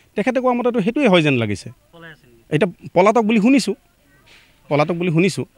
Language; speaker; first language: Assamese; native; Assamese